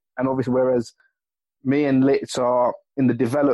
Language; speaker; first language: English; native; English